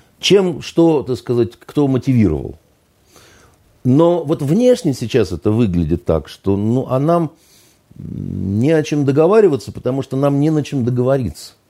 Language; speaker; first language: Russian; native; Russian